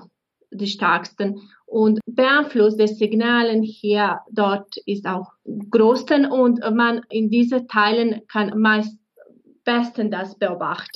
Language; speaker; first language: German; non-native, fluent; Bosnian